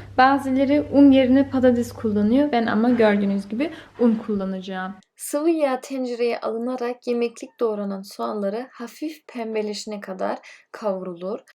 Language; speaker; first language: Turkish; early bilingual, heritage; Turkish